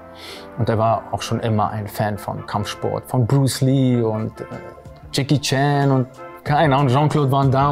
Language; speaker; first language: German; early bilingual, other home language; Armenian